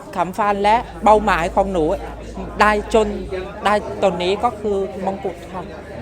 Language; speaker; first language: Thai; non-native, learner; Vietnamese